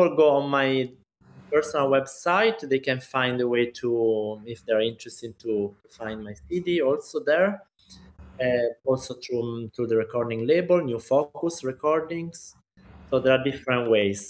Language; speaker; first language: English; non-native, fluent; Italian